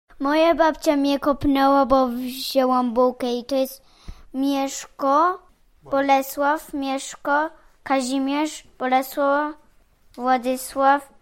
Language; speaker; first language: Polish; early bilingual, heritage; Polish